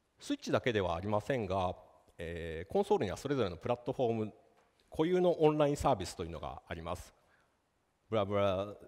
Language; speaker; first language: Japanese; native; Japanese